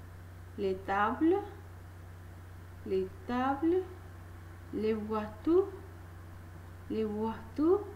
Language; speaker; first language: French; non-native, fluent; Hindi